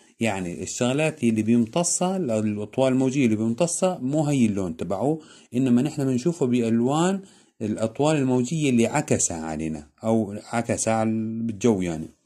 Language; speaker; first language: Arabic; native; Arabic